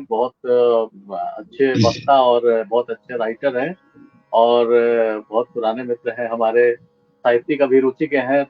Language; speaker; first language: Hindi; native; Hindi